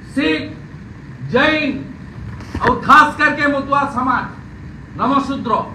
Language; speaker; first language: Hindi; non-native, local second language; Bangla